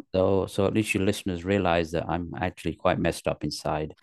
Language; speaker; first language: English; native; English